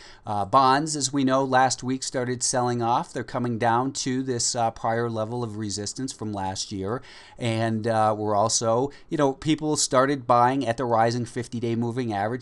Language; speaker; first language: English; native; English